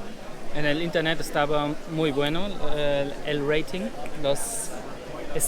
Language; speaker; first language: Spanish; non-native, learner; German